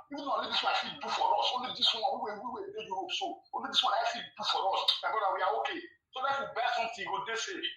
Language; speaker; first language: Nigerian Pidgin; non-native, local second language; Bini